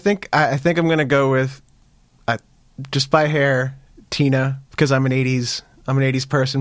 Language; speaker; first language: English; native; English